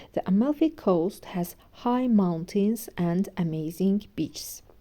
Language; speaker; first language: English; non-native, fluent; Azerbaijani